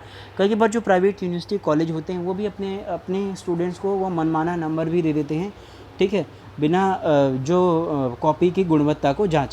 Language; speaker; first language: Hindi; native; Hindi